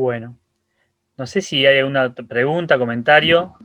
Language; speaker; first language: Spanish; native; Spanish